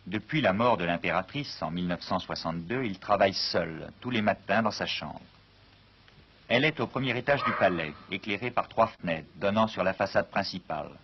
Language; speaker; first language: French; native; French